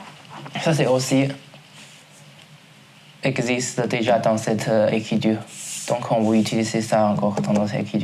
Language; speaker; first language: French; non-native, learner; Chinese